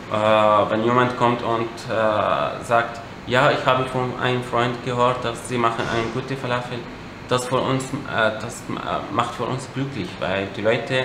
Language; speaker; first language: German; non-native, learner; Arabic